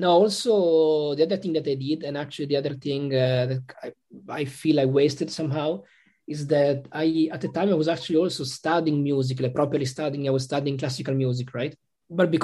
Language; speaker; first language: English; non-native, fluent; Italian